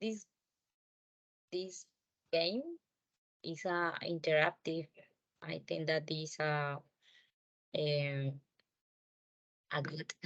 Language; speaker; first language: English; non-native, learner; Spanish